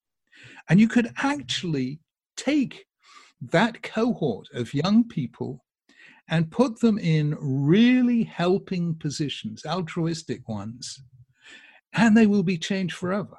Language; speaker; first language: English; native; English